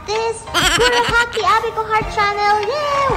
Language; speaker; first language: English; non-native, local second language; Filipino